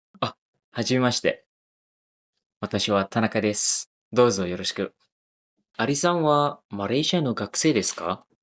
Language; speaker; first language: Japanese; non-native, learner; Malay